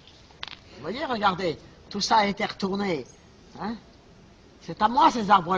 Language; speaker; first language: French; native; French